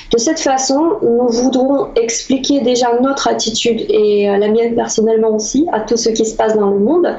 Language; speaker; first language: French; non-native, fluent; Russian